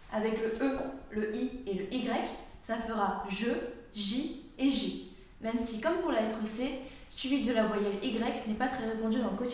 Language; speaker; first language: French; native; French